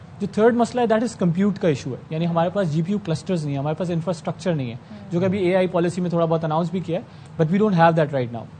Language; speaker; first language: Urdu; native; Urdu